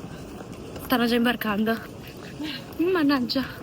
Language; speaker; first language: Italian; early bilingual, other home language; Filipino